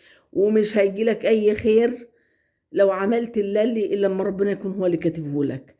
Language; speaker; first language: Arabic; native; Arabic